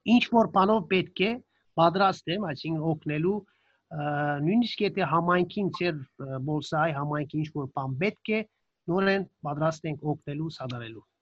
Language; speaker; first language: Armenian; early bilingual, heritage; Armenian